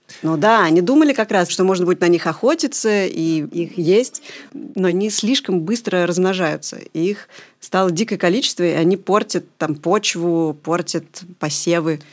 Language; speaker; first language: Russian; native; Russian